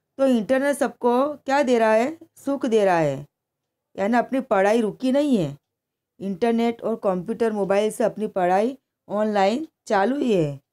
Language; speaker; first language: Hindi; non-native, local second language; Gujarati